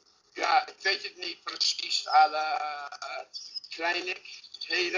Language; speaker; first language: Dutch; non-native, learner; English